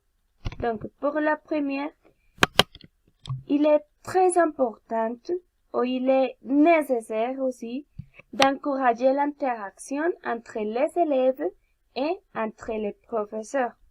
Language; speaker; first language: French; non-native, learner; Spanish